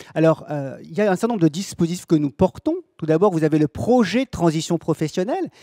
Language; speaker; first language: French; native; French